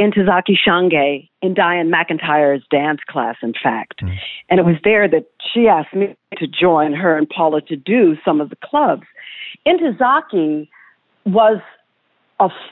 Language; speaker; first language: English; native; English